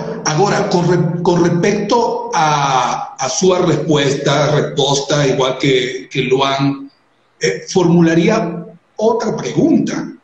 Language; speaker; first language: Portuguese; non-native, learner; Spanish